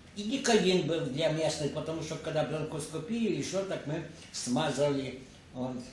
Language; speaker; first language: Russian; non-native, local second language; Ukrainian